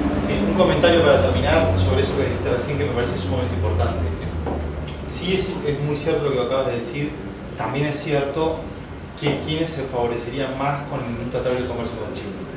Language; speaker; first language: Spanish; native; Spanish